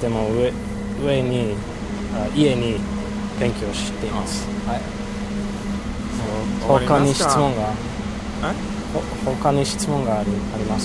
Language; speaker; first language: Japanese; non-native, learner; English